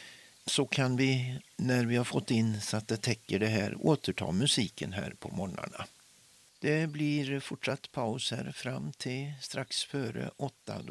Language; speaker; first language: Swedish; native; Swedish